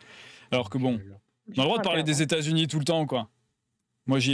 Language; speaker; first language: French; native; French